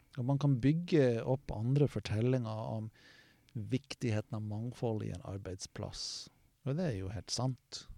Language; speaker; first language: Norwegian; non-native, fluent; English